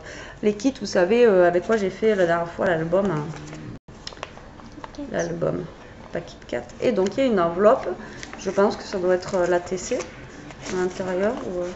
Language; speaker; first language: French; native; French